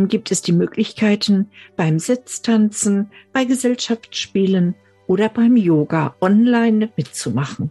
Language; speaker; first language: German; native; German